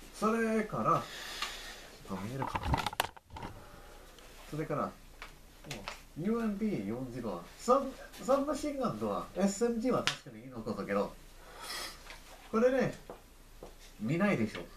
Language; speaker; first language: Japanese; non-native, learner; English